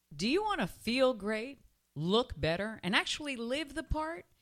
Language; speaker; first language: English; native; English